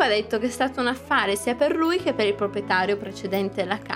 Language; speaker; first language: Italian; native; Italian